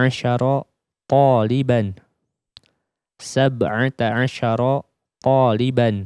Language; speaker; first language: Arabic; non-native, learner; Indonesian